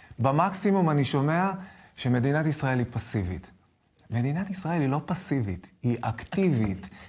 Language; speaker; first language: Hebrew; native; Hebrew